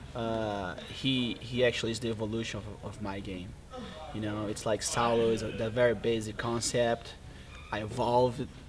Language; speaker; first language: English; non-native, fluent; Portuguese